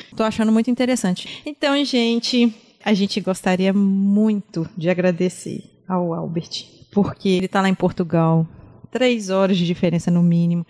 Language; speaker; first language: Portuguese; native; Portuguese